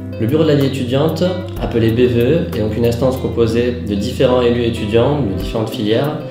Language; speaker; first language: French; native; French